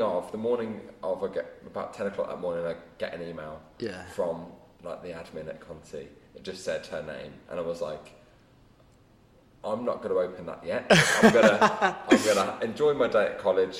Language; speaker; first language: English; native; English